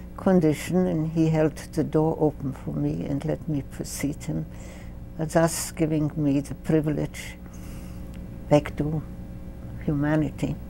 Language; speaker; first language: English; non-native, fluent; Polish